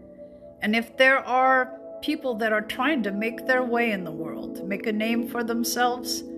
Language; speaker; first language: English; native; English